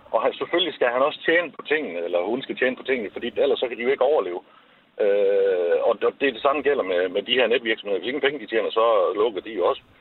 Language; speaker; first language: Danish; native; Danish